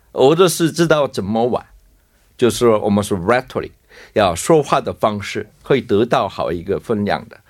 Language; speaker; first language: Chinese; non-native, fluent; Korean